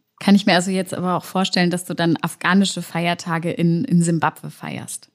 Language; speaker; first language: German; native; German